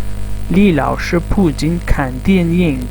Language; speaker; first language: Chinese; non-native, fluent; Urdu